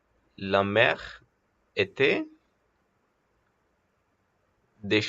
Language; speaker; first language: French; non-native, learner; Telugu